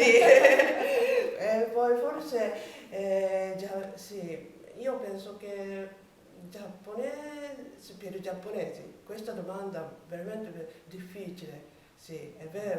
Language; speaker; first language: Italian; non-native, learner; Japanese